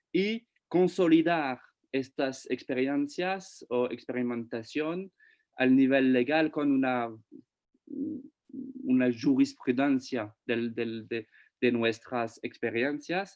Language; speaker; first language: Spanish; non-native, fluent; French